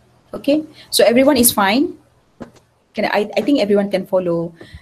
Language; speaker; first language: English; non-native, local second language; Malay